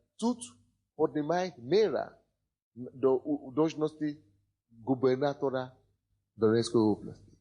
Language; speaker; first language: Russian; non-native, fluent; Yoruba